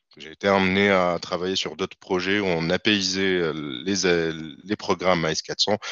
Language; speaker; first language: French; non-native, local second language; Arabic